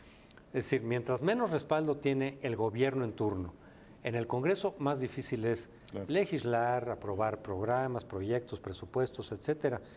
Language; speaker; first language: Spanish; native; Spanish